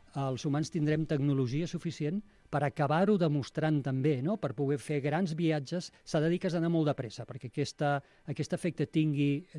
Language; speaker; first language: Catalan; native; Catalan